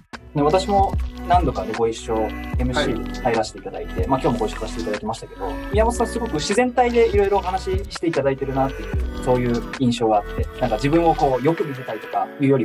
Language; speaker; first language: Japanese; native; Japanese